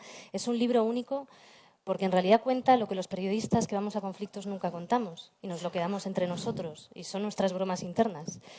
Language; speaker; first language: Spanish; native; Spanish